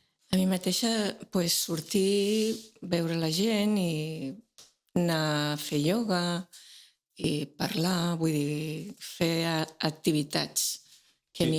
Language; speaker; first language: Catalan; non-native, local second language; Spanish